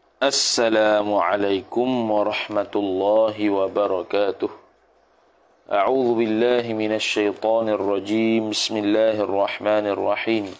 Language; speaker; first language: Arabic; non-native, fluent; Malay